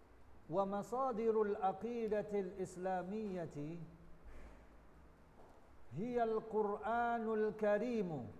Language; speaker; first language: Arabic; non-native, learner; Indonesian